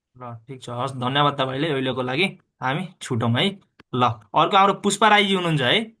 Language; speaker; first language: Nepali; non-native, local second language; Bhojpuri